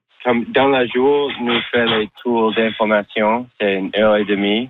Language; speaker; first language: French; non-native, learner; English